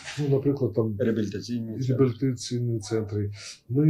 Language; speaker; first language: Ukrainian; native; Ukrainian